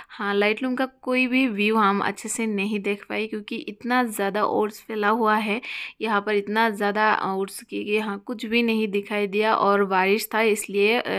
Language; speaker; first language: Hindi; non-native, local second language; Bangla